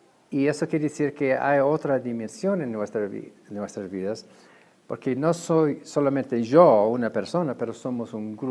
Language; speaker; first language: Spanish; non-native, fluent; English